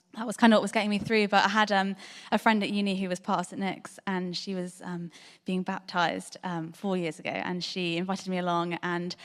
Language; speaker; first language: English; native; English